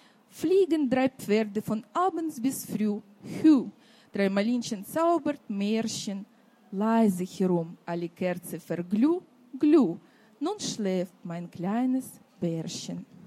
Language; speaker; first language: German; non-native, fluent; Russian